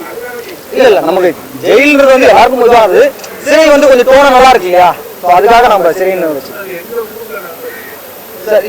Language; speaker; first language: Tamil; native; Tamil